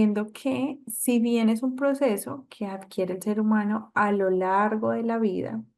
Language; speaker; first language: Spanish; native; Spanish